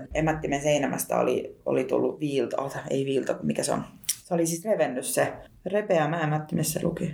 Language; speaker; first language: Finnish; early bilingual, other home language; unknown